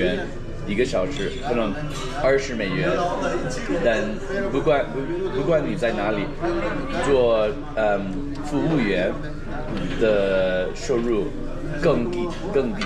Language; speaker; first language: Chinese; non-native, fluent; English